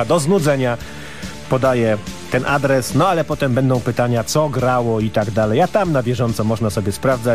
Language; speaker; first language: Polish; native; Polish